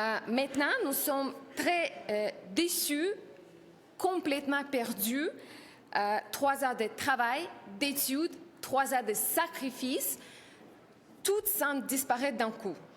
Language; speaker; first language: French; non-native, learner; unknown